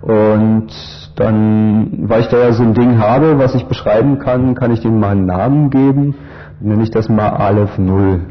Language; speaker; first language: German; native; German